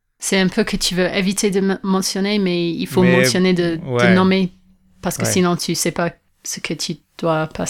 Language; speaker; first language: French; non-native, fluent; English